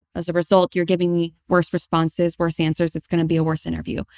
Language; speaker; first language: English; non-native, fluent; French